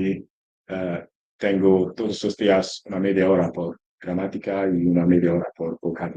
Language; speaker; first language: Spanish; non-native, learner; English